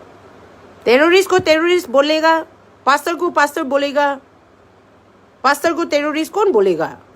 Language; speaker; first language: Hindi; non-native, local second language; Manipuri